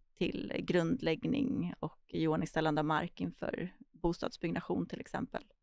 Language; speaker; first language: Swedish; native; Swedish